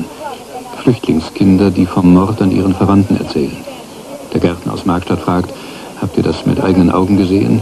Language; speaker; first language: German; native; German